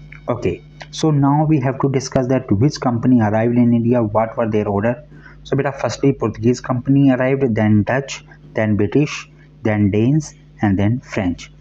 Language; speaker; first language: English; non-native, local second language; Hindi